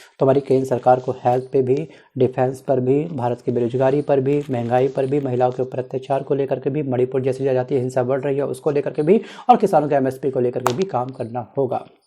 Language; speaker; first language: Hindi; native; Hindi